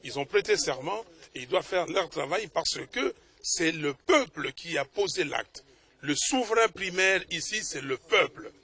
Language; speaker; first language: French; non-native, local second language; Lingala